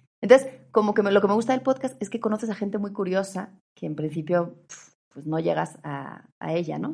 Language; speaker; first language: Spanish; native; Spanish